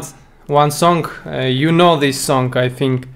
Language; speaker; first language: English; non-native, learner; Russian